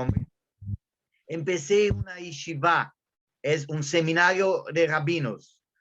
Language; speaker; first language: Spanish; non-native, learner; Portuguese